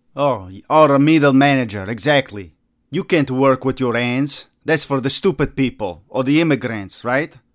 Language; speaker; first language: English; non-native, fluent; Italian